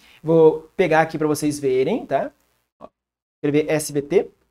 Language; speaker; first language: Portuguese; native; Portuguese